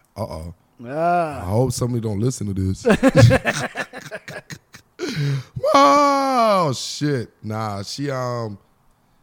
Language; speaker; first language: English; native; English